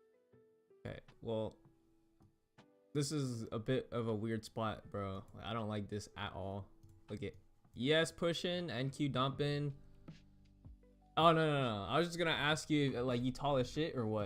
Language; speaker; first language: English; native; English